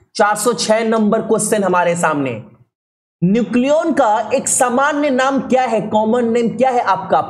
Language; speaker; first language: Hindi; native; Hindi